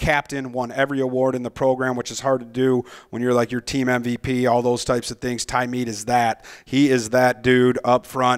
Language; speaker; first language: English; native; English